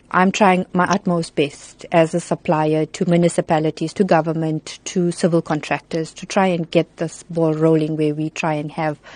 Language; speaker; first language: English; native; English